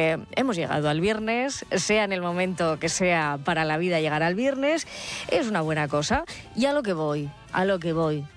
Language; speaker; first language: Spanish; native; Spanish